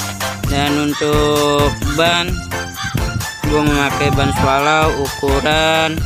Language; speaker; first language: Indonesian; native; Indonesian